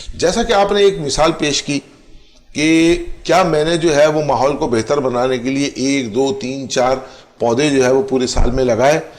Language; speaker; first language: Urdu; native; Urdu